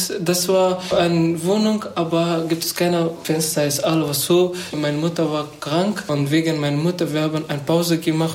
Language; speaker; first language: German; non-native, learner; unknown